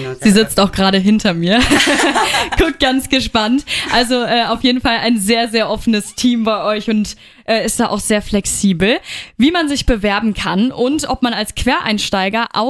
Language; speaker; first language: German; native; German